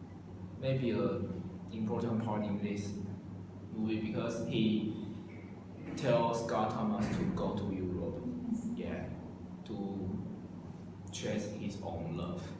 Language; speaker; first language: English; non-native, learner; Chinese